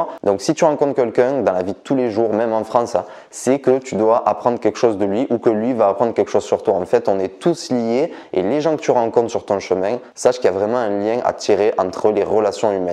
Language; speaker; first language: French; native; French